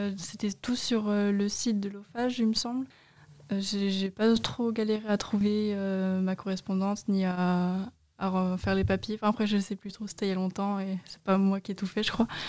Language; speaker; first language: French; native; French